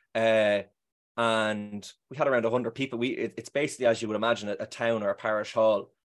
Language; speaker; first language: English; native; English